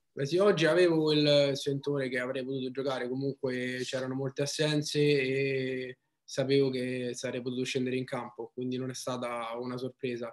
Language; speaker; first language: Italian; native; Italian